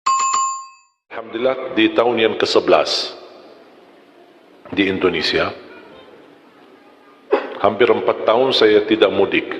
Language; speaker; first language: Indonesian; non-native, fluent; Arabic